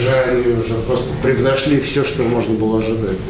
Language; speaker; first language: Russian; native; Russian